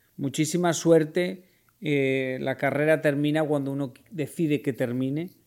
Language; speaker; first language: Spanish; native; Spanish